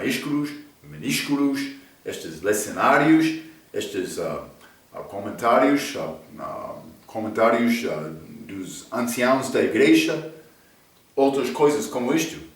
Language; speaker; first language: Portuguese; non-native, fluent; English